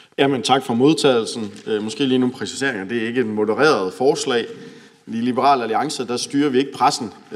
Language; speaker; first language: Danish; native; Danish